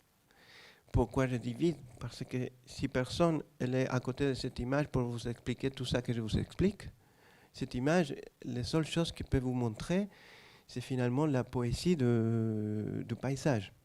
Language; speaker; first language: French; non-native, fluent; Spanish